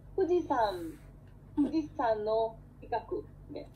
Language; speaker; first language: Japanese; native; Japanese